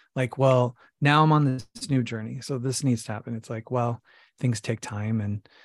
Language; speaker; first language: English; native; English